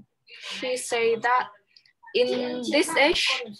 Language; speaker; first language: English; non-native, learner; Vietnamese